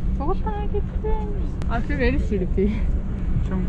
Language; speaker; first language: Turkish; non-native, learner; Spanish